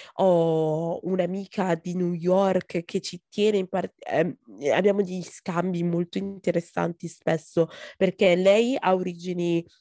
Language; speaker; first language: Italian; early bilingual, other home language; Akan